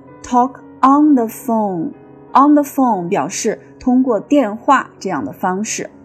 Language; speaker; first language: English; non-native, fluent; Chinese